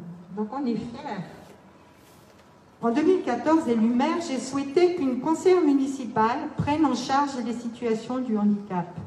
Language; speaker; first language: French; native; French